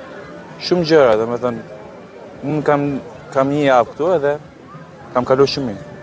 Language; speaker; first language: Albanian; early bilingual, heritage; Albanian